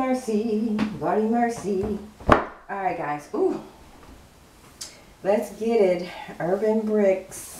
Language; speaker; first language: English; native; English